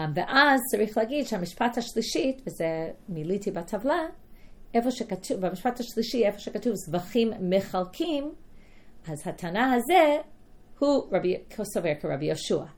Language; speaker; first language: Hebrew; non-native, fluent; English